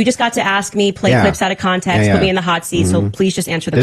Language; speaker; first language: English; native; English